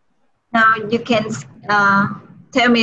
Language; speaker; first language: English; non-native, learner; Vietnamese